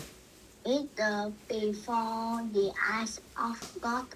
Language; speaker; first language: English; non-native, learner; Vietnamese